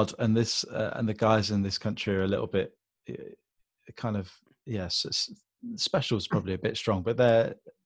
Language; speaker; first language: English; native; English